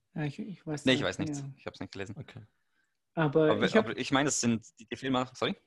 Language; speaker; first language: German; native; German